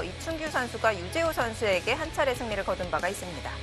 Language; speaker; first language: Korean; native; Korean